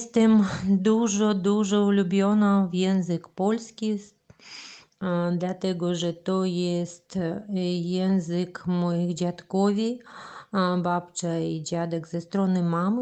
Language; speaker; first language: Polish; non-native, learner; Russian